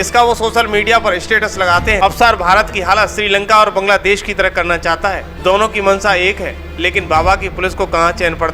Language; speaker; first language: Hindi; native; Hindi